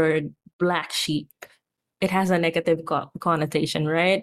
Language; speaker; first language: English; non-native, local second language; Filipino